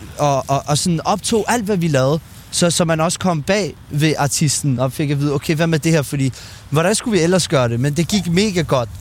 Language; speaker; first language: Danish; early bilingual, other home language; Albanian